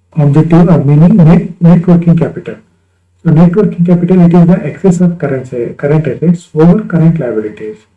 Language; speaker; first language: English; non-native, local second language; Kannada